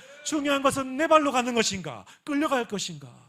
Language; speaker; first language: Korean; native; Korean